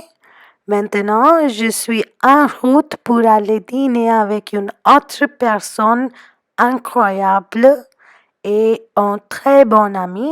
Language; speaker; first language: French; non-native, fluent; Hindi